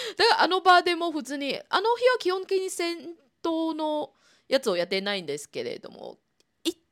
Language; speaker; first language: Japanese; non-native, fluent; Chinese